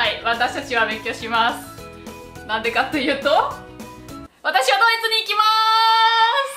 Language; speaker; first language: Japanese; non-native, fluent; German